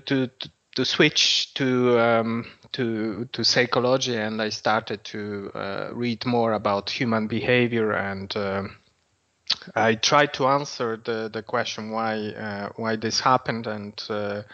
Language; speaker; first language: English; non-native, fluent; Polish